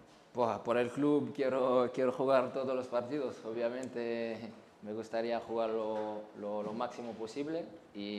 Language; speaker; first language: Spanish; non-native, learner; French